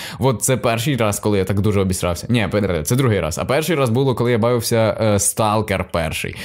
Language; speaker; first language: Ukrainian; native; Ukrainian